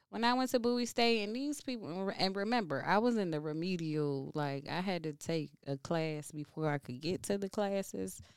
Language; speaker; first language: English; native; English